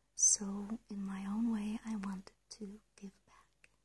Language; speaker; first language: English; non-native, fluent; Danish